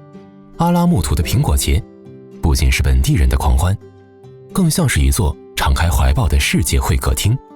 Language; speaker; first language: Chinese; native; Chinese